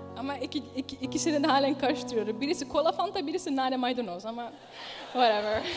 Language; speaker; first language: Turkish; early bilingual, heritage; Dutch